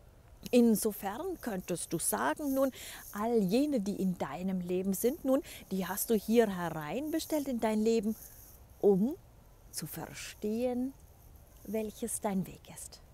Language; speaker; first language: German; native; German